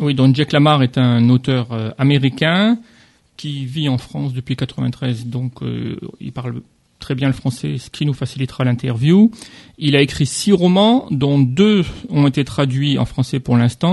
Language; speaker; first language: French; native; French